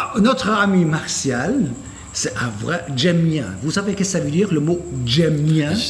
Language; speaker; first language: French; non-native, fluent; German